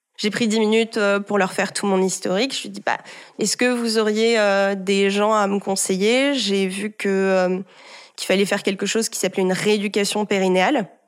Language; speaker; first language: French; early bilingual, heritage; French